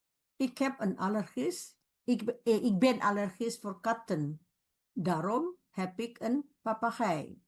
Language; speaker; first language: Dutch; non-native, fluent; Indonesian